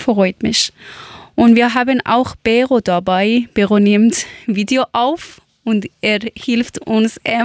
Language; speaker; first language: German; non-native, learner; Persian